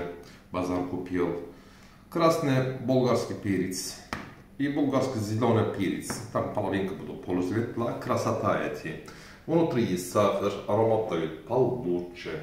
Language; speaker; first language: Russian; non-native, learner; Turkish